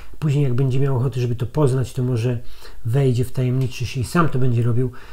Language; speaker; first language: Polish; native; Polish